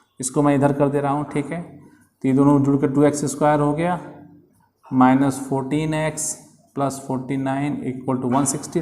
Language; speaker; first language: Hindi; native; Hindi